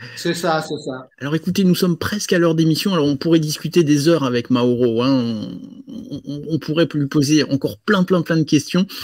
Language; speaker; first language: French; native; French